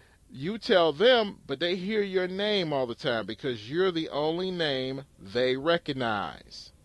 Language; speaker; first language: English; native; English